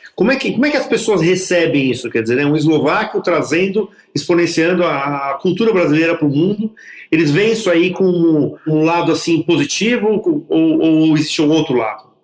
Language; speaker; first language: Portuguese; native; Portuguese